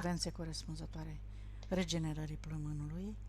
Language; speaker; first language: Romanian; native; Romanian